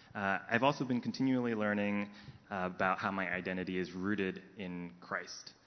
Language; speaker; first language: English; non-native, local second language; Cantonese